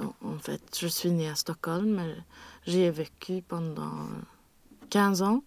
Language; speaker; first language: French; non-native, learner; Swedish